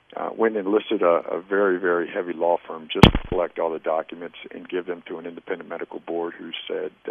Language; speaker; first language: English; native; English